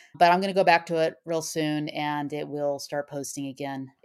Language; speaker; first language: English; native; English